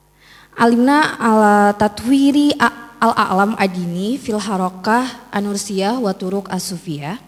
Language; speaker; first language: Arabic; non-native, fluent; Indonesian